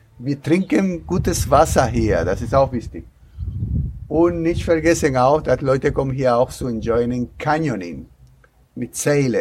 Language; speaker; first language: German; non-native, learner; Spanish